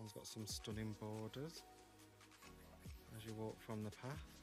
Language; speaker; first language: English; native; English